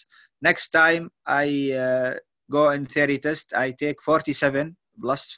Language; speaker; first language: English; non-native, learner; Arabic